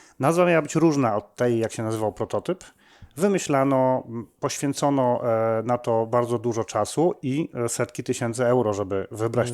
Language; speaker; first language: Polish; native; Polish